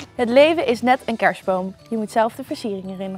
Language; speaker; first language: Dutch; native; Dutch